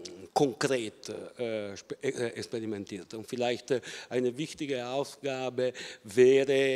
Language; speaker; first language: German; non-native, fluent; Italian